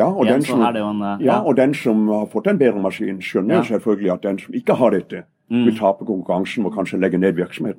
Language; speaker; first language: Norwegian; native; Norwegian